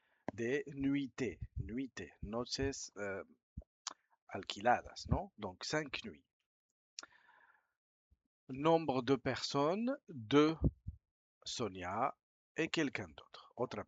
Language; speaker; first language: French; non-native, fluent; Spanish